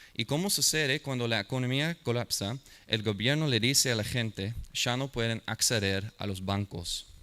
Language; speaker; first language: Spanish; non-native, learner; English